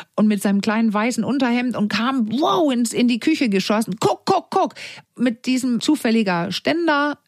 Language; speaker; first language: German; non-native, fluent; Danish